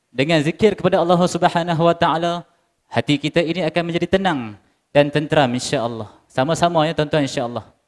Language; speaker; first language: Malay; native; Malay